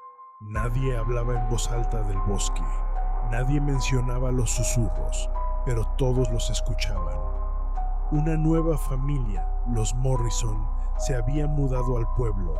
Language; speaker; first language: Spanish; native; Spanish